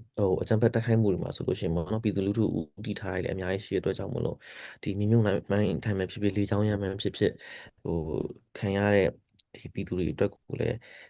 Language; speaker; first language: Burmese; non-native, local second language; S'gaw Karen